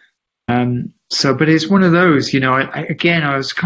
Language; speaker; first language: English; native; English